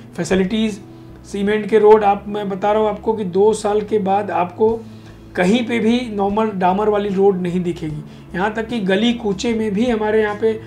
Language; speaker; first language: Hindi; native; Hindi